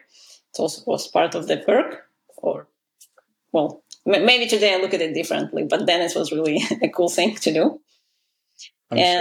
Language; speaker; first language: English; non-native, fluent; Russian